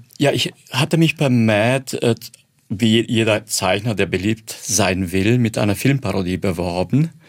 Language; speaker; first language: German; non-native, fluent; Croatian